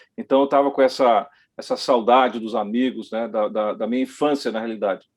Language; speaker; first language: Portuguese; early bilingual, other home language; Dutch